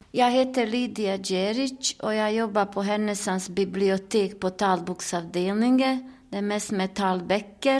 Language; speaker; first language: Swedish; non-native, fluent; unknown